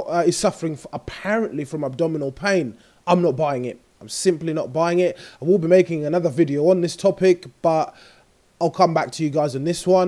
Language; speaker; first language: English; native; English